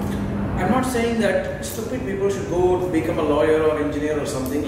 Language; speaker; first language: English; non-native, local second language; Tamil